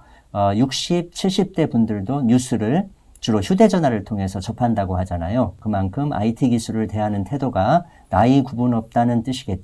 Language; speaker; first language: Korean; native; Korean